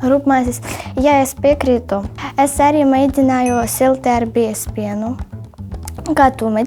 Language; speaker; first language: Latvian; non-native, learner; Ukrainian